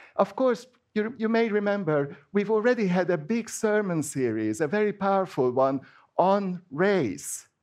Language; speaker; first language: English; non-native, fluent; Hungarian